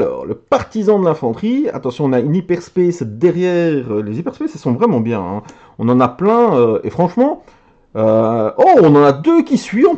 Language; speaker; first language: French; native; French